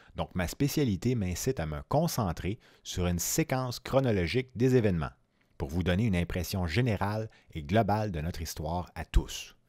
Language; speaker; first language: French; native; French